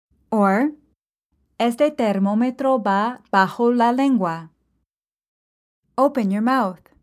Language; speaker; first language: Spanish; non-native, fluent; English